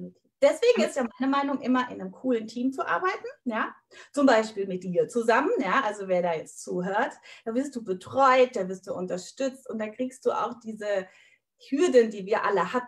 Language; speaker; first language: German; native; German